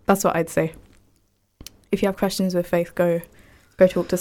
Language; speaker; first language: English; native; English